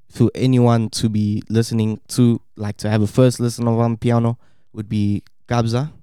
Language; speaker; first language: English; native; English